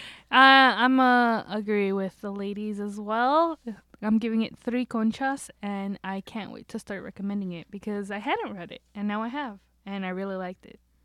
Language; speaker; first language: English; native; English